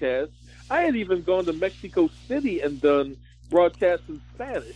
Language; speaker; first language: English; native; English